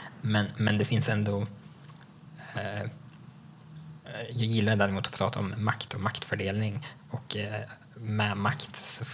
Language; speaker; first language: Swedish; native; Swedish